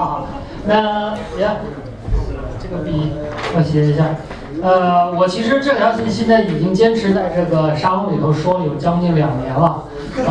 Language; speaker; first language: Chinese; native; Chinese